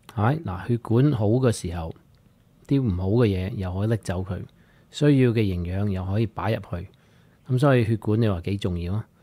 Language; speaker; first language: Cantonese; native; Cantonese